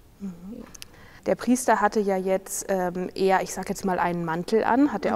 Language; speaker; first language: German; native; German